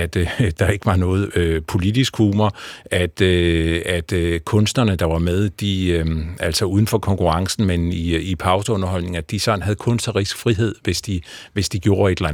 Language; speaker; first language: Danish; native; Danish